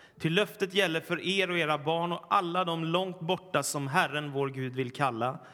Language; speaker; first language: Swedish; native; Swedish